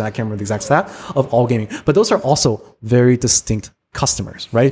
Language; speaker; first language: English; native; English